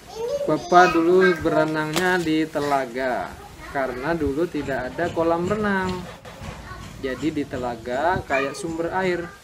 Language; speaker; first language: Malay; non-native, local second language; Javanese